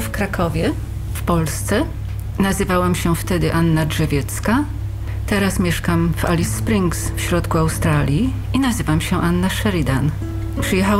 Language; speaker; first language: English; non-native, fluent; Polish